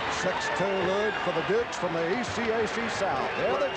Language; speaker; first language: English; native; English